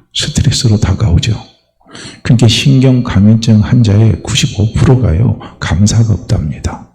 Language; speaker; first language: Korean; native; Korean